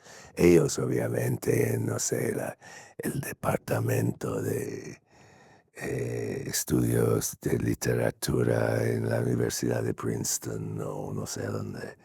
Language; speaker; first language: Spanish; non-native, fluent; English